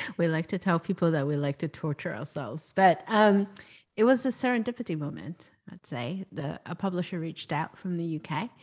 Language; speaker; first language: English; non-native, local second language; Cantonese